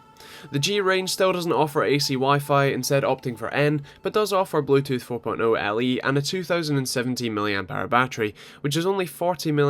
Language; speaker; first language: English; native; English